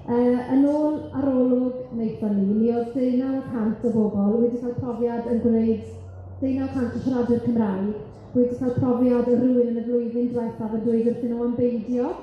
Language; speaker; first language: Welsh; native; Welsh